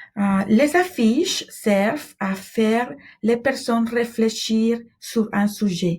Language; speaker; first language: French; non-native, fluent; Spanish